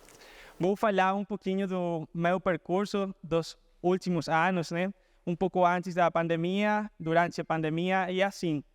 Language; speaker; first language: Portuguese; non-native, fluent; Spanish